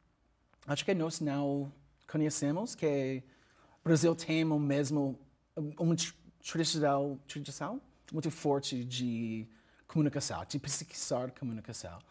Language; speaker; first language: Portuguese; non-native, learner; English